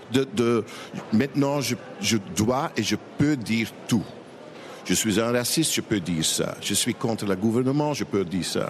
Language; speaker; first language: French; non-native, local second language; Dutch